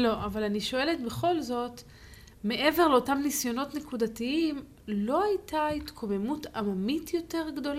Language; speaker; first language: Hebrew; native; Hebrew